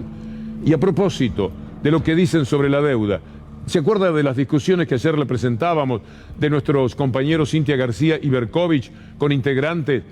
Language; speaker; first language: Spanish; native; Spanish